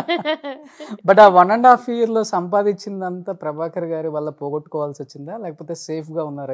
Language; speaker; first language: Telugu; native; Telugu